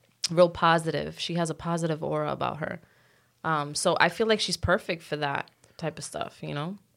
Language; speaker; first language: English; early bilingual, other home language; Spanish